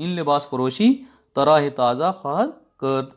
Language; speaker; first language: Persian; non-native, fluent; Urdu